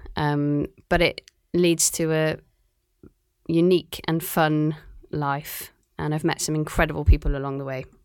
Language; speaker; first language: English; native; English